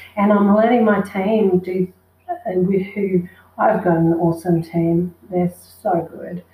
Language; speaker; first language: English; native; English